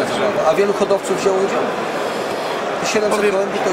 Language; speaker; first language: Polish; native; Polish